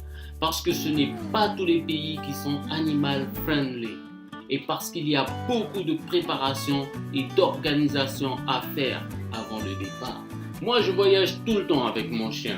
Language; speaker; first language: French; non-native, fluent; Japanese